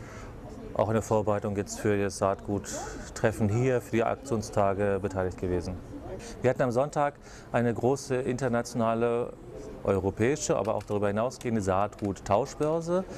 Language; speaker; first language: German; native; German